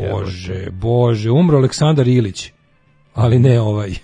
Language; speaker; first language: Serbian; native; Serbian